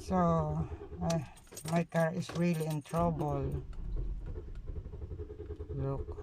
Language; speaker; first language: English; non-native, local second language; Filipino